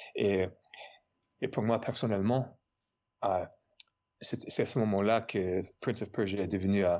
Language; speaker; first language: French; non-native, fluent; English